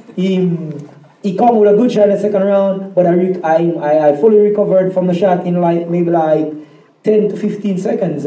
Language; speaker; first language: English; native; English